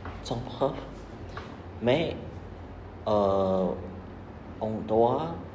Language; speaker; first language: French; non-native, learner; Khmer